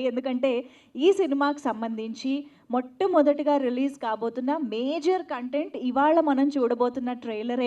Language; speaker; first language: Telugu; native; Telugu